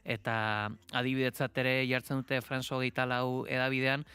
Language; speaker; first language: Basque; native; Basque